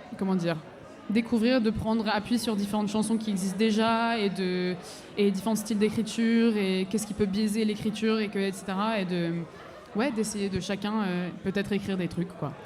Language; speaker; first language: French; non-native, fluent; English